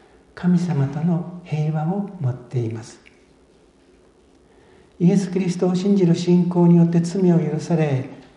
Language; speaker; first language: Japanese; native; Japanese